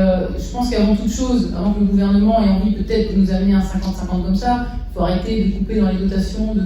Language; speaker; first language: French; native; French